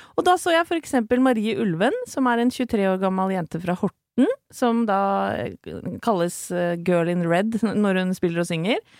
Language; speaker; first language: Norwegian; native; Norwegian